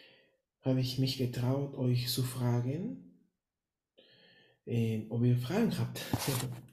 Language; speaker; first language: German; non-native, fluent; Spanish